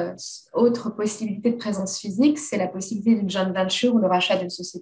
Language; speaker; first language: French; native; French